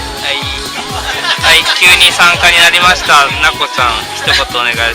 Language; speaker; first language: Japanese; native; Japanese